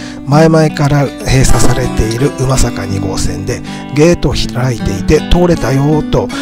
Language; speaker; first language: Japanese; native; Japanese